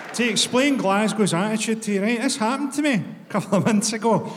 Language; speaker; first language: English; native; English